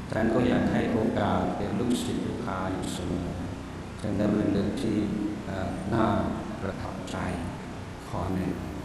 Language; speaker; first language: Thai; non-native, fluent; English